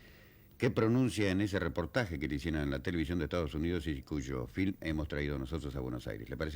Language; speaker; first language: Spanish; native; Spanish